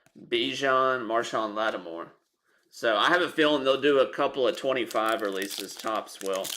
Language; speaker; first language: English; native; English